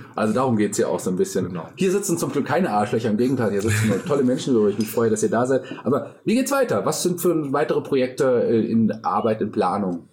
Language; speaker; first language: German; native; German